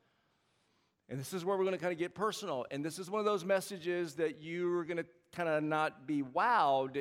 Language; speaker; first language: English; native; English